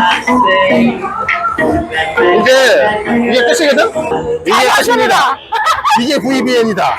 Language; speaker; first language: Korean; native; Korean